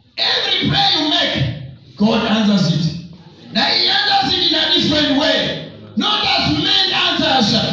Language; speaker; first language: English; non-native, local second language; Swahili